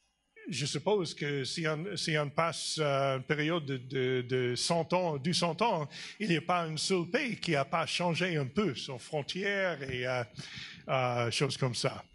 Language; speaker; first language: French; non-native, fluent; English